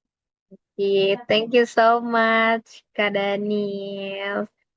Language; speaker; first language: English; non-native, local second language; Indonesian